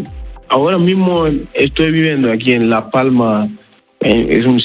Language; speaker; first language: Spanish; non-native, learner; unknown